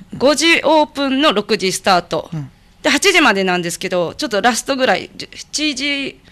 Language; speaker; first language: Japanese; native; Japanese